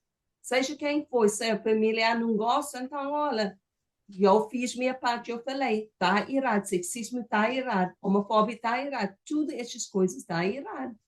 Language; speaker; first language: Portuguese; non-native, fluent; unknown